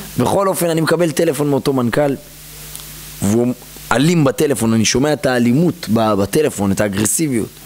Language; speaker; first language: Hebrew; native; Hebrew